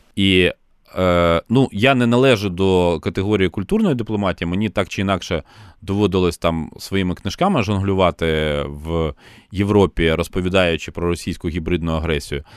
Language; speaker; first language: Ukrainian; non-native, local second language; Russian